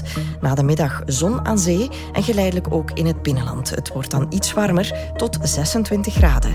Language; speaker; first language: Dutch; native; Dutch